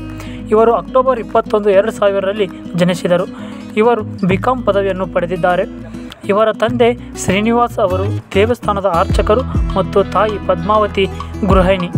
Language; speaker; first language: Kannada; native; Kannada